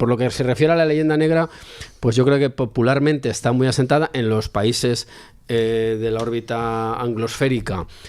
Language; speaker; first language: Spanish; native; Spanish